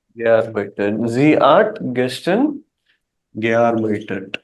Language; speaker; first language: German; non-native, fluent; Tamil